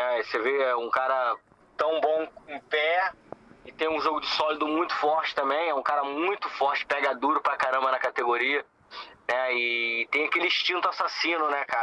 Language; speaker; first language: Portuguese; native; Portuguese